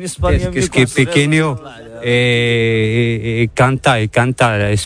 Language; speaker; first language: Spanish; non-native, learner; Arabic